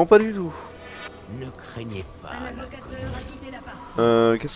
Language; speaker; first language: French; native; French